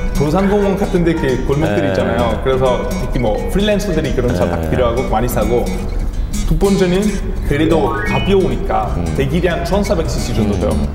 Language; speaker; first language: Korean; non-native, fluent; Italian